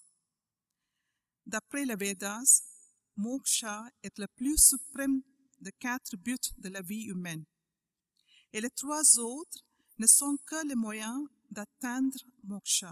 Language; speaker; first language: French; non-native, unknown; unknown